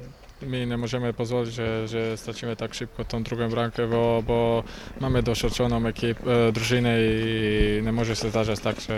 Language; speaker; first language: Polish; non-native, fluent; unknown